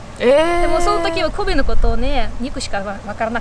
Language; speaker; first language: Japanese; non-native, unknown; Bashkir